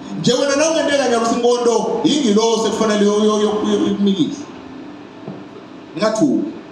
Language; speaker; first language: Zulu; non-native, local second language; Swati